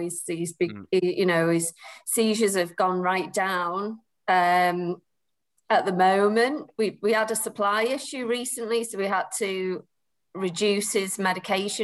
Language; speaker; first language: English; native; English